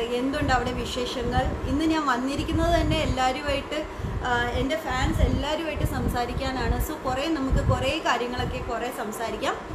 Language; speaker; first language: Malayalam; early bilingual, heritage; Malayalam